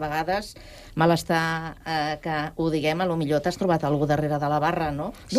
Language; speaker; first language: Catalan; native; Catalan